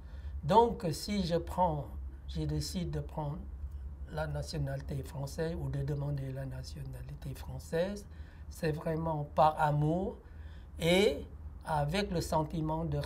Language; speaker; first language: French; non-native, fluent; Lao